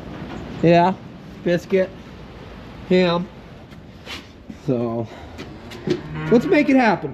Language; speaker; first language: English; native; English